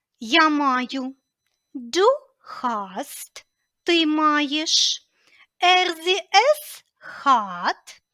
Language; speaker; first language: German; non-native, fluent; Ukrainian